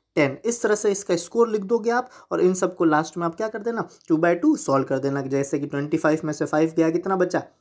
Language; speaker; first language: Hindi; non-native, local second language; Gujarati